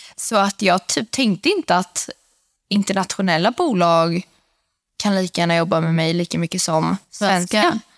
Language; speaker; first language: Swedish; native; Swedish